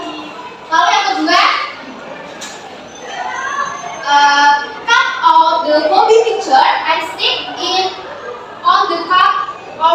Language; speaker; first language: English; non-native, learner; Indonesian